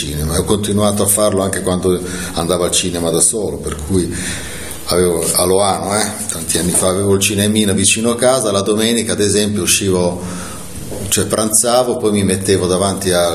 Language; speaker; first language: Italian; native; Italian